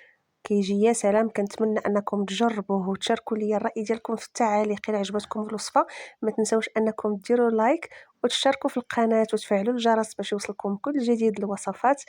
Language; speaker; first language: Arabic; native; Arabic